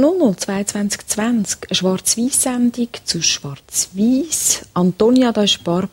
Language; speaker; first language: German; native; German